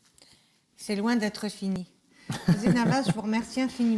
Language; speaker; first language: French; native; French